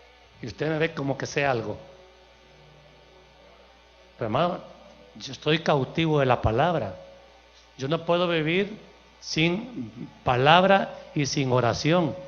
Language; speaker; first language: Spanish; native; Spanish